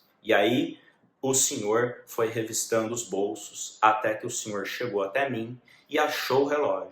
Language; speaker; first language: Portuguese; native; Portuguese